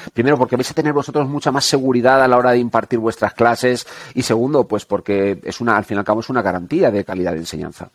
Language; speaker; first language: Spanish; native; Spanish